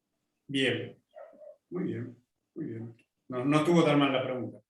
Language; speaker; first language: Spanish; native; Spanish